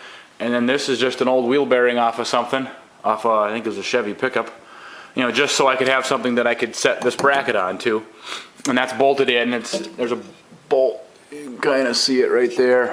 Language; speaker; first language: English; native; English